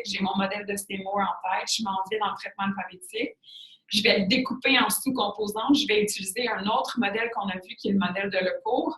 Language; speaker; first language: French; native; French